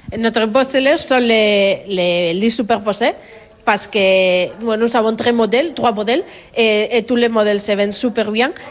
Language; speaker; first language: French; non-native, learner; Spanish